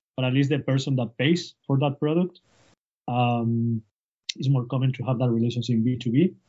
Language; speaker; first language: English; non-native, fluent; Spanish